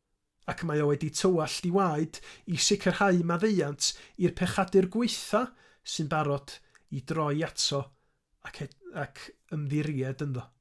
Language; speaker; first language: Welsh; native; Welsh